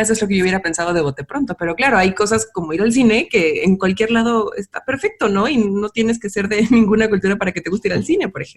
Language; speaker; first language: Spanish; native; Spanish